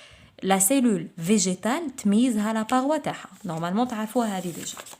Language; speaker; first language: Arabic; native; Arabic